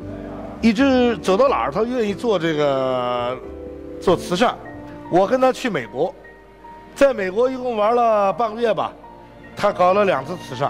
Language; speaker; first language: Chinese; native; Chinese